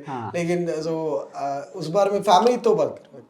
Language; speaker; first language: Hindi; non-native, learner; Malayalam